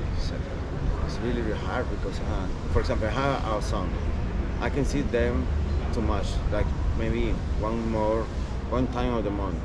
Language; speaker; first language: English; non-native, learner; Spanish